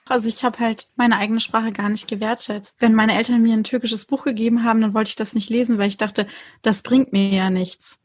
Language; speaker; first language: German; early bilingual, other home language; Turkish